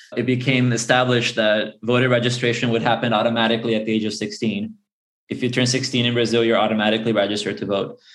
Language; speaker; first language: English; early bilingual, other home language; Portuguese